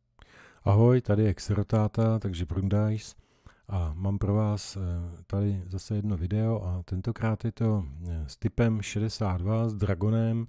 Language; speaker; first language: Czech; native; Czech